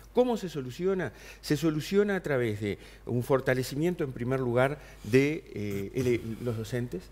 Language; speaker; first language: Spanish; native; Spanish